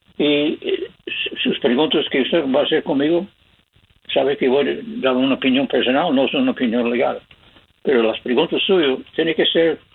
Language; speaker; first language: Spanish; non-native, learner; English